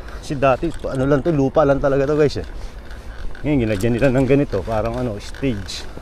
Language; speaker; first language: Filipino; native; Filipino